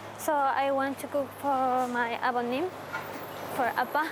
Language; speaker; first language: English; non-native, learner; Spanish